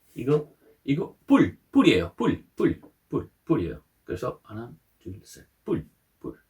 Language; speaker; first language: Korean; non-native, fluent; Italian